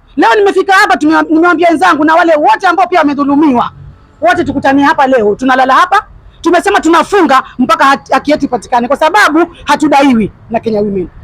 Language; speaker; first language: Swahili; native; Swahili